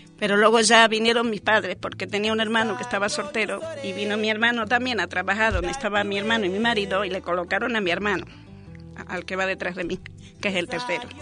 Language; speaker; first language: Spanish; native; Spanish